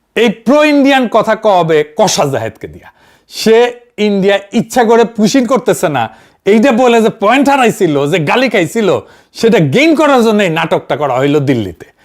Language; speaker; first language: Bangla; native; Bangla